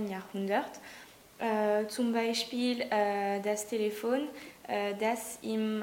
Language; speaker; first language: German; non-native, learner; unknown